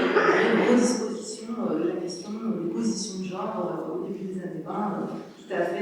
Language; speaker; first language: French; native; French